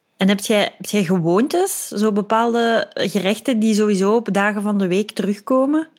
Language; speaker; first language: Dutch; native; Dutch